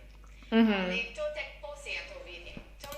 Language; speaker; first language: Croatian; non-native, learner; English